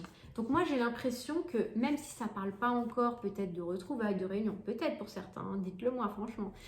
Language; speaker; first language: French; native; French